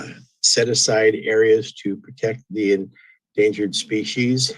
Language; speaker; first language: English; native; English